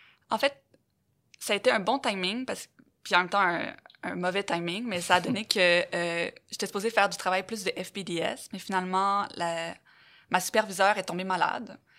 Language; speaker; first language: French; native; French